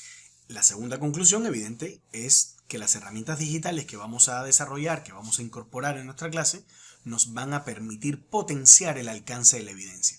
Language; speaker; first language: Spanish; native; Spanish